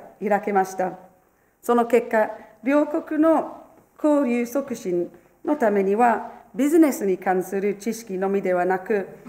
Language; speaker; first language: Japanese; non-native, fluent; English